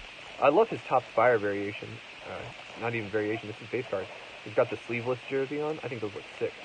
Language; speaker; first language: English; native; English